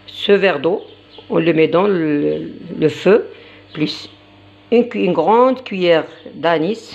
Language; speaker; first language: French; non-native, local second language; Arabic